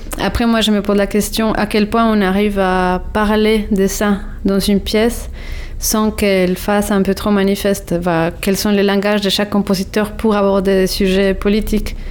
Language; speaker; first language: French; non-native, fluent; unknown